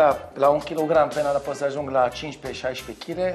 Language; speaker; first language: Romanian; non-native, learner; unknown